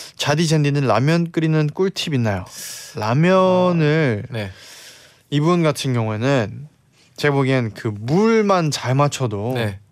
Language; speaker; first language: Korean; native; Korean